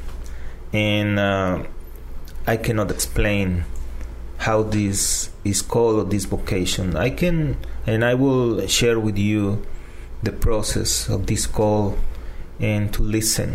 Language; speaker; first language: English; non-native, fluent; Spanish